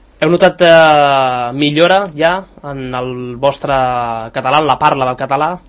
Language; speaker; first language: Catalan; native; Catalan